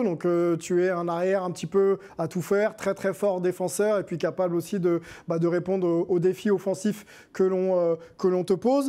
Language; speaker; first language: French; native; French